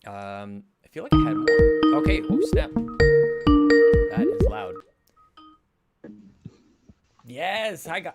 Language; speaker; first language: English; native; English